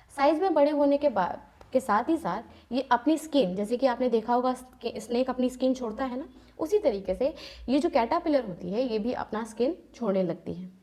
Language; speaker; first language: Hindi; native; Hindi